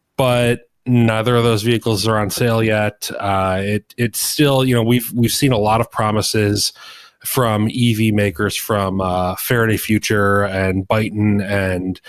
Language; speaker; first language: English; native; English